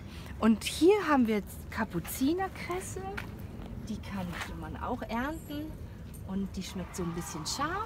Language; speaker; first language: German; native; German